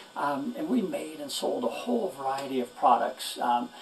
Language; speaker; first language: English; native; English